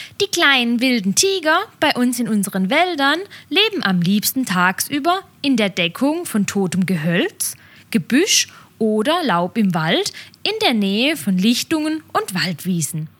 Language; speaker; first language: German; native; German